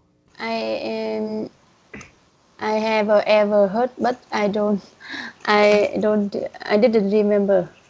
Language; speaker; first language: English; non-native, learner; Vietnamese